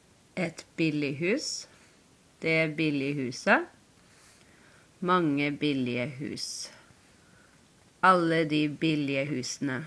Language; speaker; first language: Norwegian; non-native, learner; English